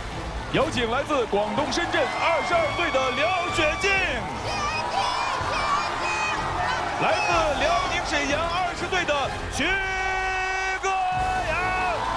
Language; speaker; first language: Chinese; native; Chinese